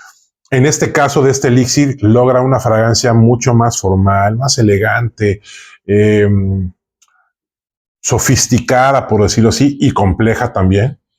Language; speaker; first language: Spanish; native; Spanish